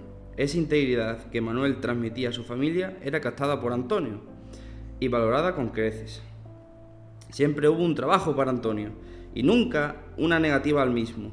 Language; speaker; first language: Spanish; native; Spanish